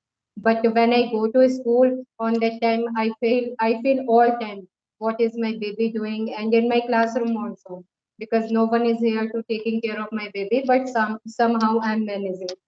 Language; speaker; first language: English; non-native, local second language; Hindi